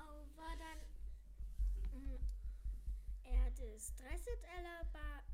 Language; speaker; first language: Danish; non-native, local second language; German